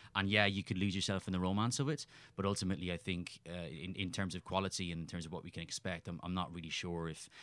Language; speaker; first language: English; native; English